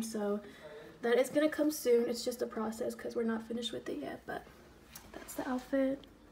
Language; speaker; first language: English; early bilingual, other home language; Spanish